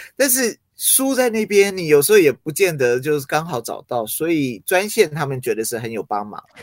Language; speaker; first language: Chinese; early bilingual, other home language; English